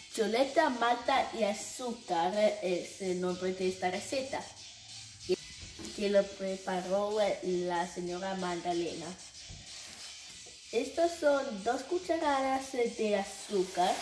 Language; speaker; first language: Spanish; early bilingual, heritage; English